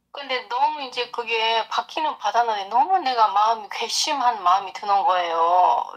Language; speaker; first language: Korean; native; Korean